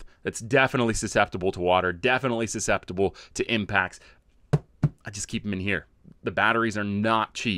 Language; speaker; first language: English; native; English